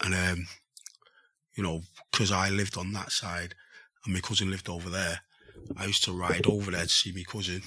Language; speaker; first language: English; native; English